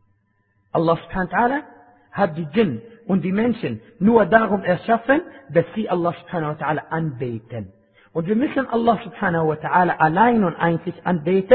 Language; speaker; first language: German; non-native, fluent; Arabic